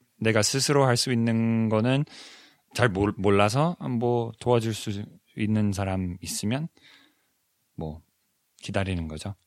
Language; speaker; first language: Korean; non-native, fluent; English